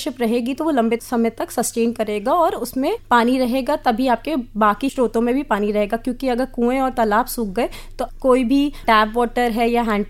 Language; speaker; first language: Hindi; native; Hindi